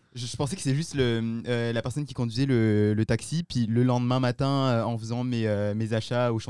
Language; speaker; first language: French; non-native, local second language; Malagasy